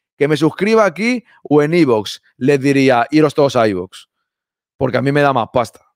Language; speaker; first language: Spanish; native; Spanish